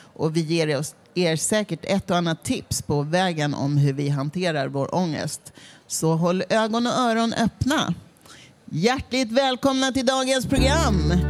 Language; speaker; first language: Swedish; native; Swedish